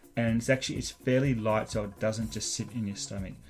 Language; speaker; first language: English; native; English